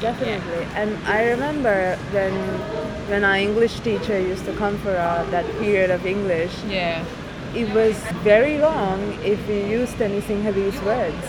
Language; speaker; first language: English; non-native, local second language; Sinhala